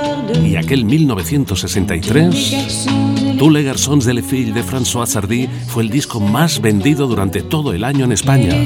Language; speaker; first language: Spanish; native; Spanish